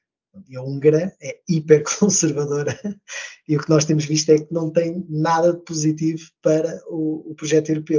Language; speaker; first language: Portuguese; native; Portuguese